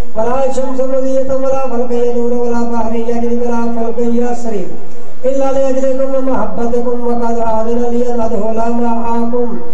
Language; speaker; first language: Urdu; non-native, local second language; Punjabi